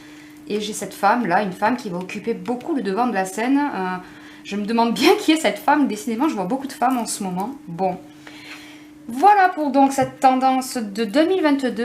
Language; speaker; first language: French; native; French